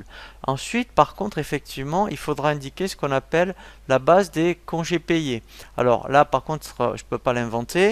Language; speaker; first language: French; native; French